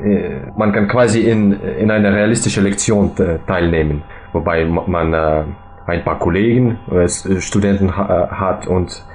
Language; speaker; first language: German; non-native, fluent; Russian